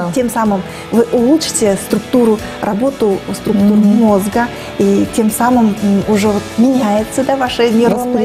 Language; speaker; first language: Russian; native; Russian